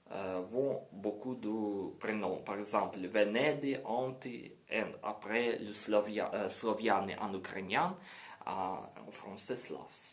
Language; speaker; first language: French; non-native, learner; Ukrainian